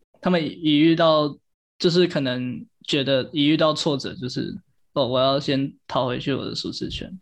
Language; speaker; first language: Chinese; native; Chinese